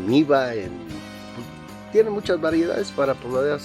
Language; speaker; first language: Spanish; native; Spanish